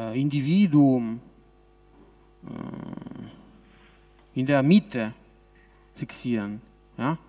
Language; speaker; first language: German; non-native, local second language; Italian